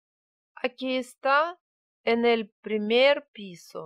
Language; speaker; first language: Spanish; non-native, learner; Russian